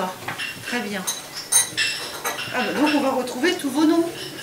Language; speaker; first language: French; native; French